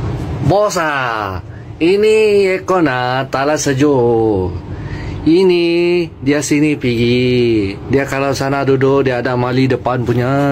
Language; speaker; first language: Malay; non-native, local second language; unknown